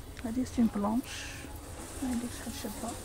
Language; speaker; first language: French; non-native, local second language; Arabic